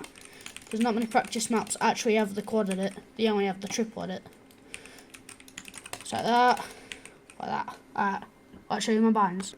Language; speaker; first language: English; native; English